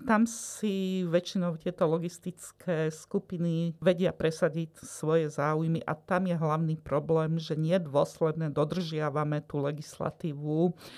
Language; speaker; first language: Slovak; native; Slovak